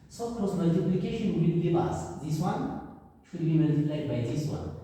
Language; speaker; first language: English; non-native, local second language; Amharic